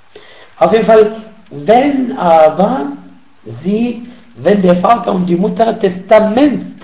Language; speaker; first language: German; non-native, fluent; Arabic